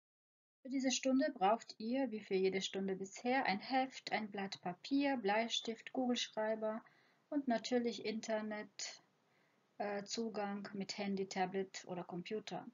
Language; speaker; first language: German; non-native, fluent; Croatian